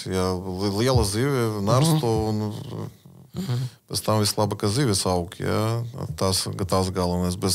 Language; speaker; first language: Latvian; non-native, learner; Russian